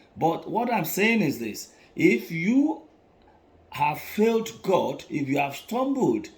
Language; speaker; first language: English; non-native, local second language; Yoruba